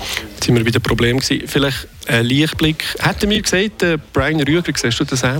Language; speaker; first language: German; native; German